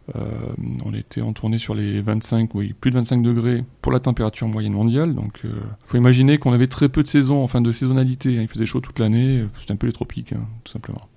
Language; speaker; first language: French; native; French